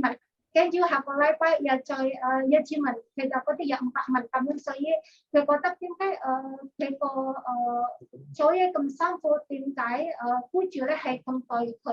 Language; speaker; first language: Cantonese; non-native, learner; Indonesian